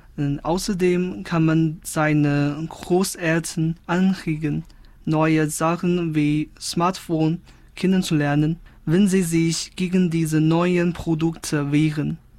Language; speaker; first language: German; non-native, fluent; Chinese